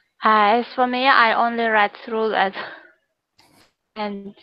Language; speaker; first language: English; non-native, learner; Russian